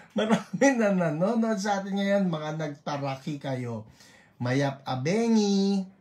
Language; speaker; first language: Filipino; native; Filipino